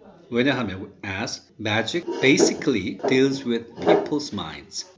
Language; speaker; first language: English; non-native, fluent; Korean